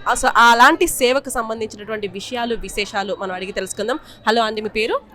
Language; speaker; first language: Telugu; native; Telugu